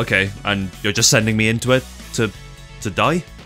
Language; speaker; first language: English; native; English